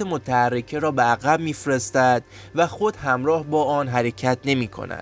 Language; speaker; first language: Persian; native; Persian